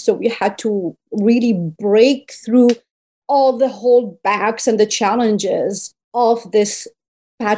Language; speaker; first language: English; non-native, fluent; Berber languages